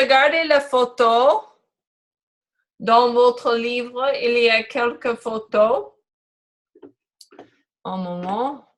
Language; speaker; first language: French; non-native, learner; English